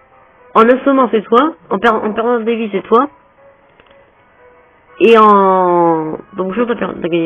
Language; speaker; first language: French; native; French